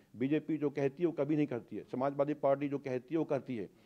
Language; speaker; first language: Hindi; native; Hindi